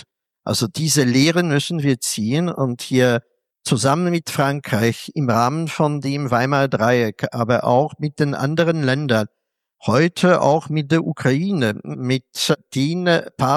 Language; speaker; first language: German; non-native, fluent; Polish